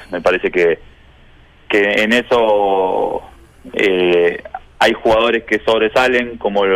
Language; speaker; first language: Spanish; native; Spanish